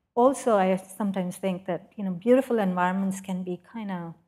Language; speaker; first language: English; non-native, local second language; Urdu